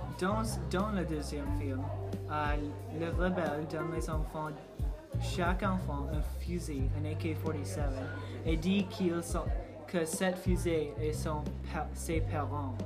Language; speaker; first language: French; non-native, learner; English